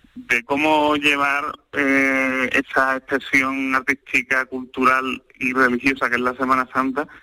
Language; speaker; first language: Spanish; native; Spanish